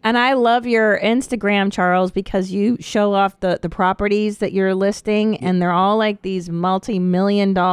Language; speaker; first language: English; native; English